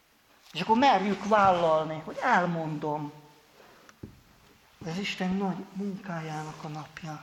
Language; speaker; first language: Hungarian; native; Hungarian